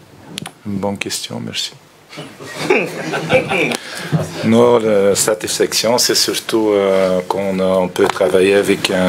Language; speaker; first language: French; non-native, fluent; Dutch